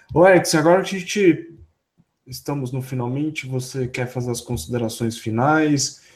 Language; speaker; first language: Portuguese; native; Portuguese